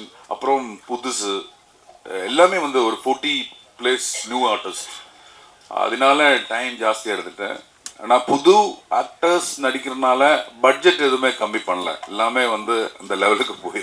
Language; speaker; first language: Tamil; non-native, learner; Malayalam